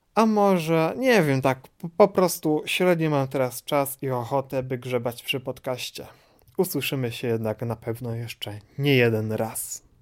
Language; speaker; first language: Polish; native; Polish